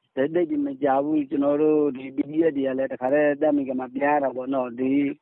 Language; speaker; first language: Burmese; native; Burmese